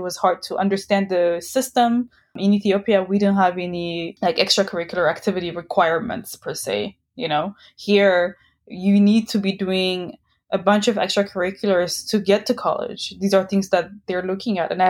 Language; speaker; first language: English; non-native, fluent; Amharic